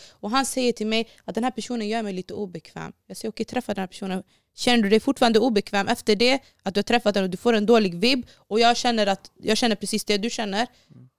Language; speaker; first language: Swedish; early bilingual, other home language; Baluchi